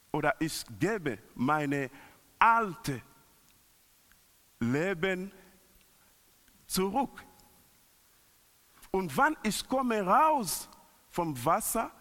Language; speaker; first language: German; non-native, learner; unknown